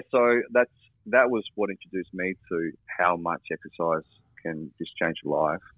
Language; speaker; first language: English; native; English